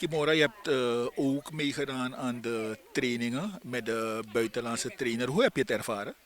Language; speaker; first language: Dutch; native; Dutch